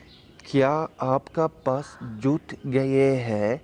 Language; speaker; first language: Hindi; non-native, learner; Arabic